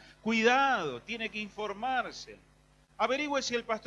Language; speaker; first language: Spanish; native; Spanish